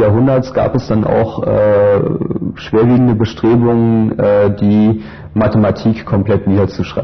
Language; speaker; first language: German; native; German